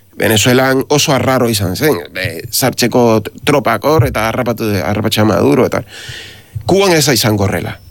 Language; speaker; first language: Basque; non-native, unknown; Spanish